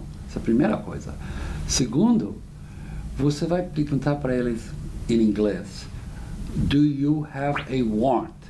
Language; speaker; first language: Portuguese; non-native, fluent; English